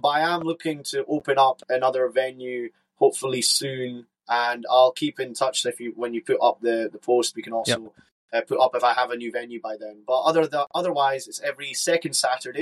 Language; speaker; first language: English; native; English